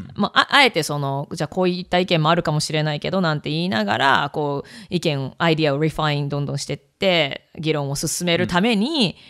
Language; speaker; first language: Japanese; native; Japanese